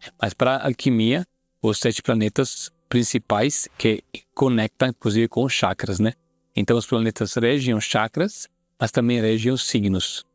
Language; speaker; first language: Portuguese; non-native, fluent; Italian